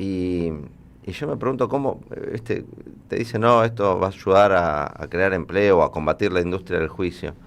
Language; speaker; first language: Spanish; native; Spanish